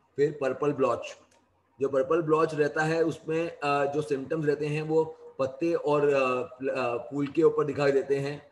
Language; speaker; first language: Hindi; non-native, local second language; Gujarati